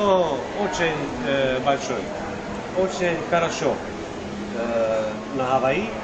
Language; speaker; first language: Russian; non-native, learner; Slovak